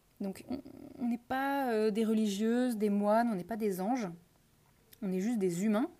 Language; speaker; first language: French; native; French